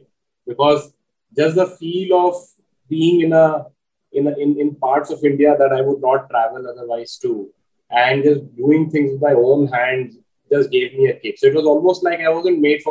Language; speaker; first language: English; non-native, local second language; Hindi